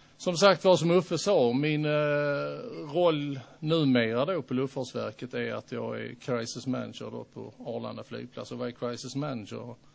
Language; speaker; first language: Swedish; native; Swedish